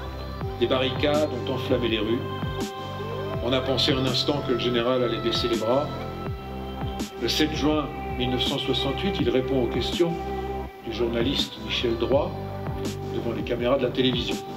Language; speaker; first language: French; native; French